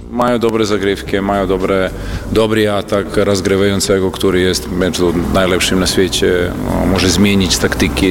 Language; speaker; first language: Polish; non-native, fluent; Serbian